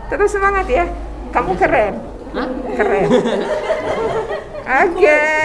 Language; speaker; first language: Indonesian; native; Indonesian